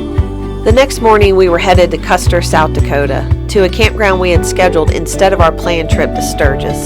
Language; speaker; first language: English; native; English